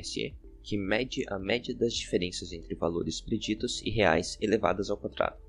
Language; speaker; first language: Portuguese; native; Portuguese